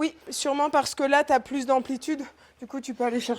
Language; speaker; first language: French; native; French